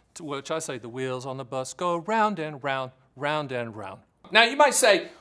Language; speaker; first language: English; native; English